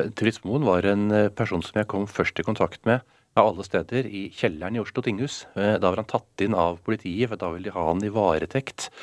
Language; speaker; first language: Norwegian; native; Norwegian